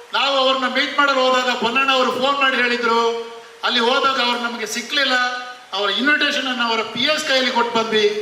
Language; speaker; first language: Kannada; non-native, local second language; Kodava